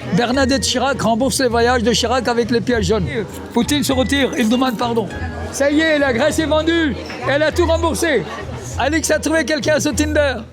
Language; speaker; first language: French; non-native, fluent; Punjabi